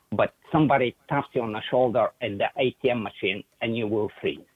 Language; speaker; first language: English; non-native, fluent; Bulgarian